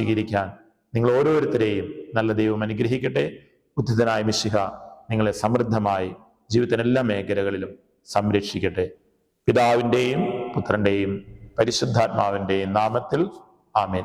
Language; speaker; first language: Malayalam; native; Malayalam